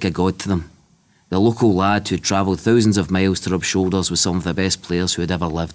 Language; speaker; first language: English; native; English